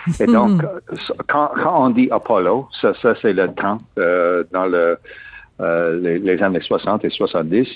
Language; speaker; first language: French; non-native, learner; English